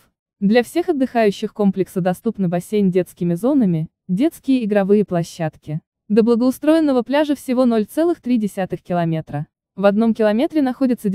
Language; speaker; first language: Russian; native; Russian